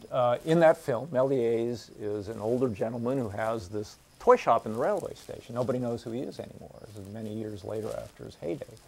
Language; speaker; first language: English; native; English